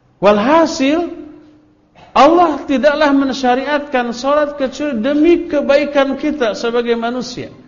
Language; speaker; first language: Indonesian; non-native, local second language; Sundanese